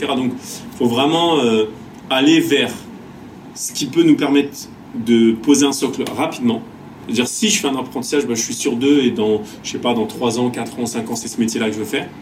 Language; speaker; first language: French; native; French